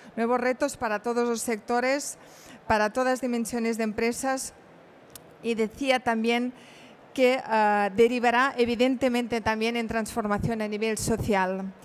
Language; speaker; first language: Spanish; non-native, local second language; Catalan